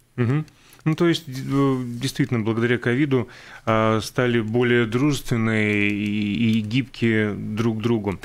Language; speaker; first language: Russian; native; Russian